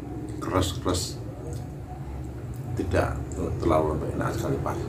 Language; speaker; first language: Indonesian; native; Indonesian